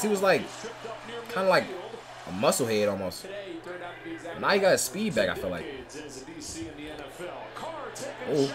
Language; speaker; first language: English; native; English